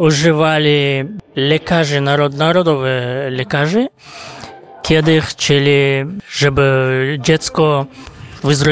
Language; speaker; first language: Polish; non-native, fluent; Kazakh